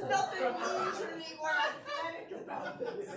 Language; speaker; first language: English; native; English